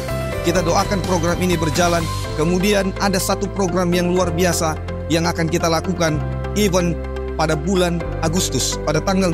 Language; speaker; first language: Indonesian; native; Indonesian